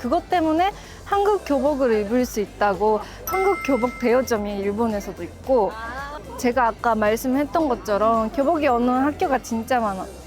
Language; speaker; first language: Korean; non-native, fluent; Japanese